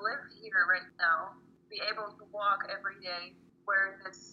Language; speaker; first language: English; non-native, fluent; Ukrainian